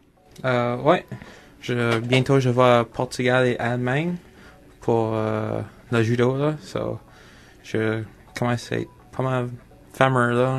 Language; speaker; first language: French; non-native, local second language; English